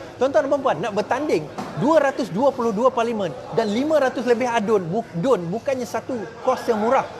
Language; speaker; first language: Malay; native; Malay